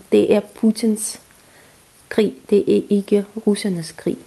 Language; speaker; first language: Danish; non-native, fluent; Russian